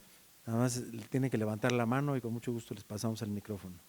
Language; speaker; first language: Spanish; native; Spanish